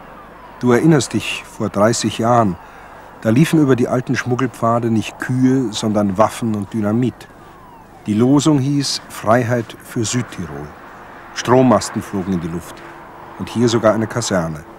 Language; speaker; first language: German; native; German